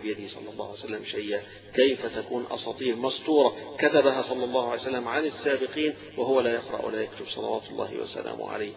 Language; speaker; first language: Arabic; native; Arabic